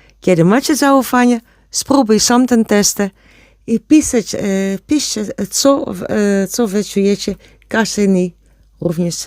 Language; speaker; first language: Polish; non-native, learner; Dutch